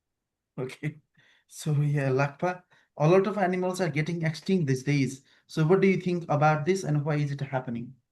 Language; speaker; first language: English; non-native, fluent; Nepali